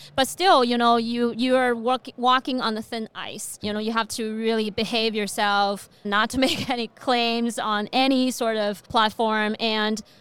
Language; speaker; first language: English; non-native, fluent; Chinese